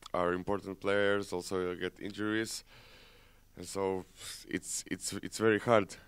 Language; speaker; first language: English; non-native, fluent; Croatian